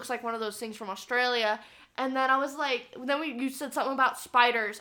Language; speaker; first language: English; native; English